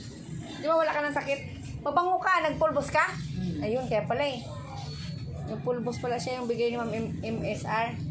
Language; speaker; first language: Filipino; non-native, local second language; Cebuano